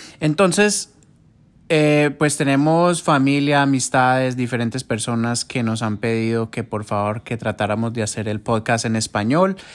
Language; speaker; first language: Spanish; early bilingual, heritage; Spanish